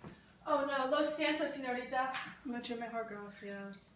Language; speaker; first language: Spanish; non-native, learner; English